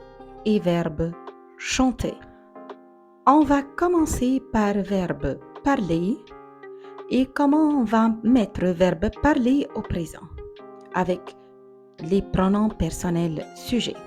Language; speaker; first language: French; non-native, fluent; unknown